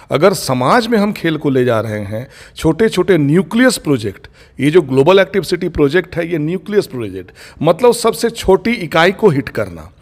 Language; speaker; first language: Hindi; non-native, local second language; Bangla